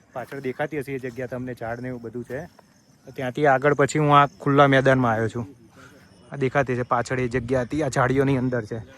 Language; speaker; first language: Gujarati; native; Gujarati